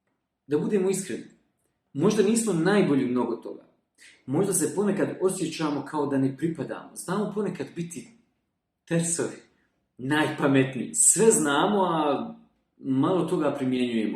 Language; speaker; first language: Bosnian; native; Bosnian